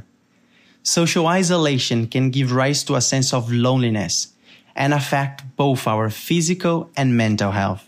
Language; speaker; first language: English; non-native, fluent; Portuguese